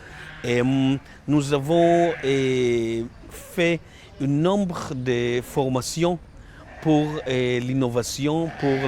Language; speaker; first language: French; non-native, learner; Hebrew